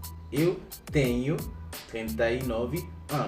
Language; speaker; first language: Portuguese; non-native, fluent; Haitian Creole